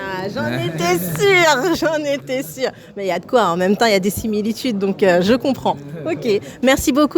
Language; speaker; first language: French; native; French